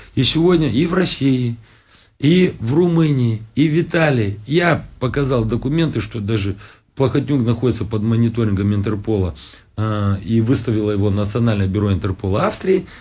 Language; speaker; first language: Russian; non-native, local second language; Romanian